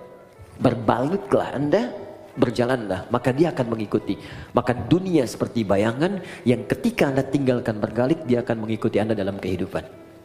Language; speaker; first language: Indonesian; native; Indonesian